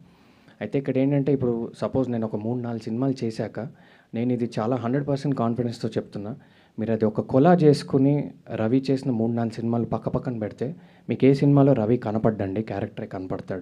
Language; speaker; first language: Telugu; native; Telugu